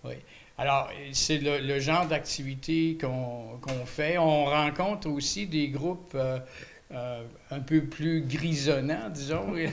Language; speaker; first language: French; native; French